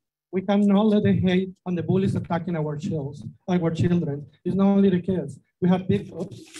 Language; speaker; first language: English; non-native, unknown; Spanish